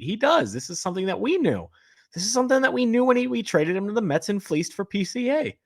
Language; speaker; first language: English; native; English